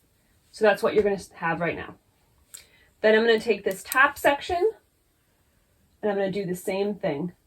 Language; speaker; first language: English; native; English